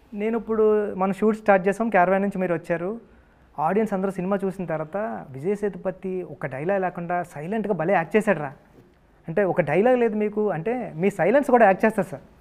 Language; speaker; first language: Telugu; native; Telugu